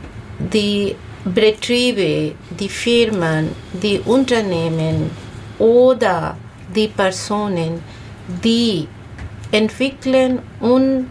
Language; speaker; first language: German; non-native, learner; Bangla